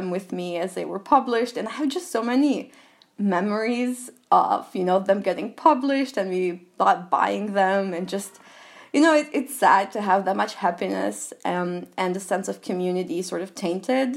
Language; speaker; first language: English; non-native, fluent; Albanian